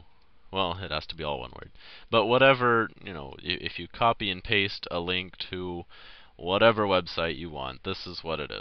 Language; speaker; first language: English; native; English